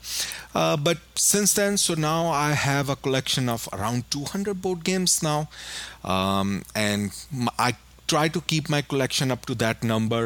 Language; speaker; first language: English; non-native, local second language; Urdu